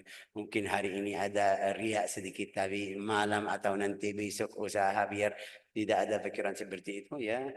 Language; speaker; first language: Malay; non-native, fluent; Arabic